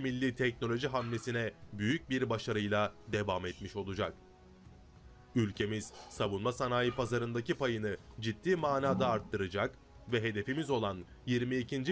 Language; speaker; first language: Turkish; native; Turkish